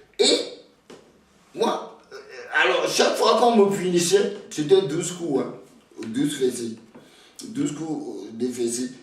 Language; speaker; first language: French; non-native, local second language; Ewe